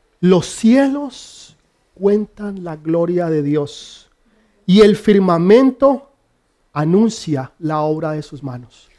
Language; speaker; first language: Spanish; early bilingual, heritage; Spanish